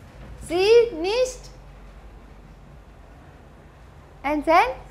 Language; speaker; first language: German; non-native, fluent; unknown